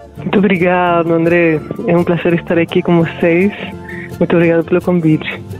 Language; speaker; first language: Portuguese; non-native, fluent; Spanish